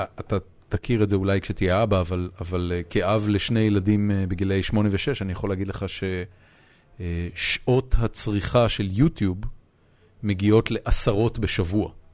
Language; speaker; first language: Hebrew; native; Hebrew